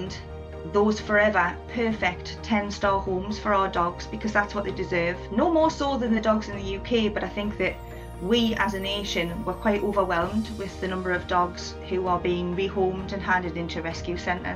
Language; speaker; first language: English; native; English